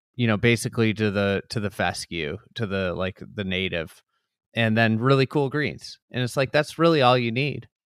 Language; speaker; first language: English; native; English